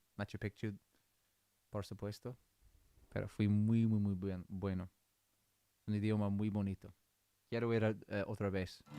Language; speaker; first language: Spanish; non-native, learner; English